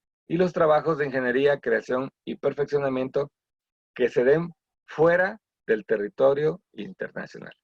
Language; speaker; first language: Spanish; native; Spanish